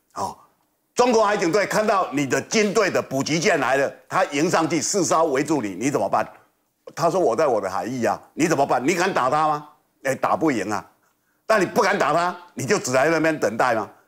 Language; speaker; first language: Chinese; native; Chinese